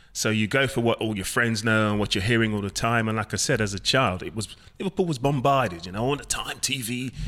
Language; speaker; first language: English; native; English